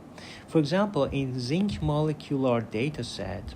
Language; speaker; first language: English; non-native, fluent; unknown